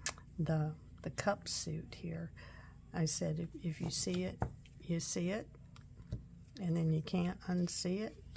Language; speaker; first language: English; native; English